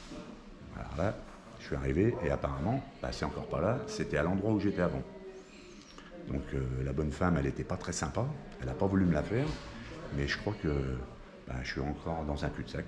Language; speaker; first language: French; native; French